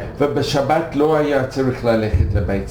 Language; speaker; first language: Hebrew; non-native, learner; English